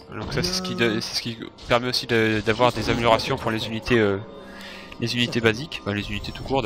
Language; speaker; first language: French; native; French